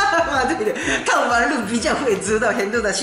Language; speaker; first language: Chinese; non-native, fluent; Japanese